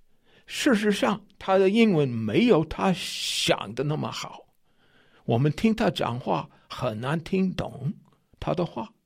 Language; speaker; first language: Chinese; non-native, fluent; English